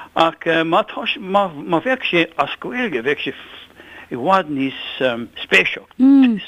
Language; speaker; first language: Irish; non-native, local second language; English